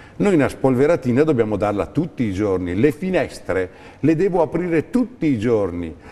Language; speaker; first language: Italian; native; Italian